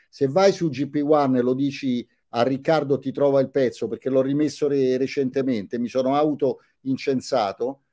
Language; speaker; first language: Italian; native; Italian